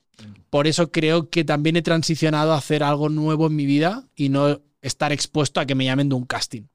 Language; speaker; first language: Spanish; native; Spanish